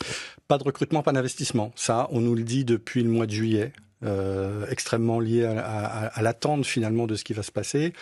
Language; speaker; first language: French; native; French